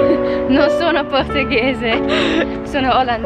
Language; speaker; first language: Italian; non-native, learner; Dutch